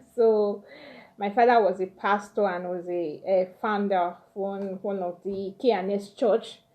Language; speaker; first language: English; non-native, local second language; Yoruba